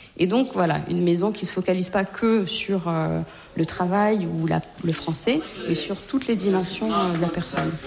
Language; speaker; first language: French; native; French